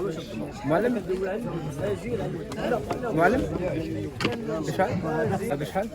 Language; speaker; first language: Arabic; non-native, learner; English